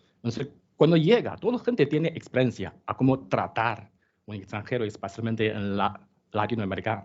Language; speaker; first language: Spanish; non-native, learner; Chinese